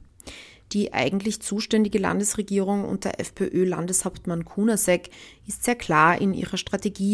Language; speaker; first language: German; native; German